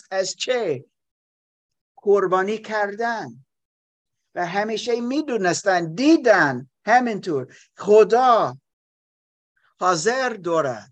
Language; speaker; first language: Persian; non-native, fluent; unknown